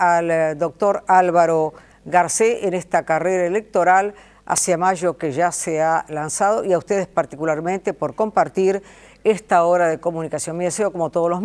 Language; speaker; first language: Spanish; native; Spanish